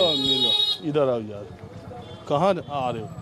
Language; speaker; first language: Hindi; native; Hindi